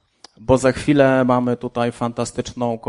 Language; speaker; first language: Polish; native; Polish